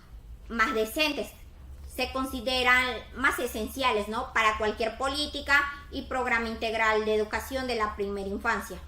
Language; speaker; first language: Spanish; native; Spanish